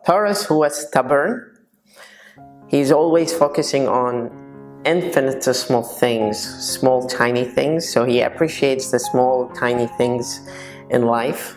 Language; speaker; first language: English; non-native, fluent; Arabic